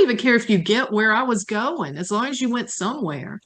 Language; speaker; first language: English; native; English